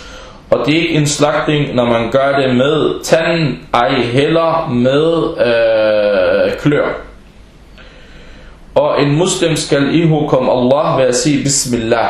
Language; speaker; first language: Danish; early bilingual, other home language; Arabic